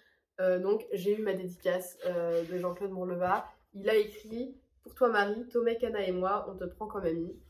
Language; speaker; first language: French; native; French